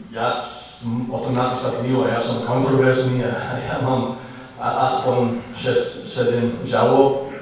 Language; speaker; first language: Slovak; non-native, fluent; English